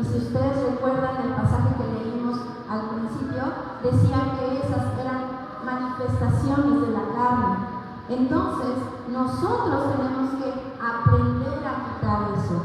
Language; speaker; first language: Spanish; native; Spanish